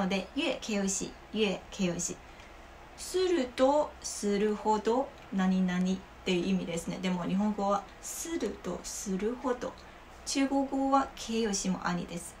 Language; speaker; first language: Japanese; non-native, learner; Chinese